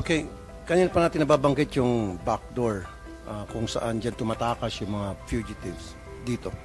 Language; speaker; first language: Filipino; native; Filipino